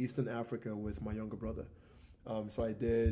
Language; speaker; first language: English; non-native, local second language; Igbo